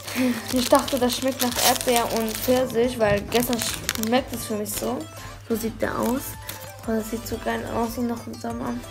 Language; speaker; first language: German; early bilingual, other home language; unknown